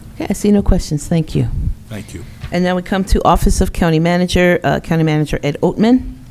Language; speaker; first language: English; native; English